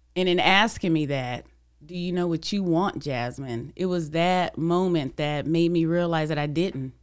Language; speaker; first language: English; native; English